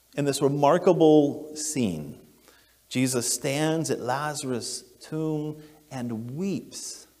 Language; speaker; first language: English; native; English